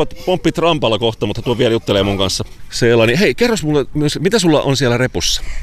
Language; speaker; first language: Finnish; native; Finnish